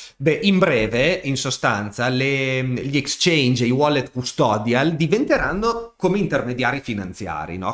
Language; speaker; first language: Italian; native; Italian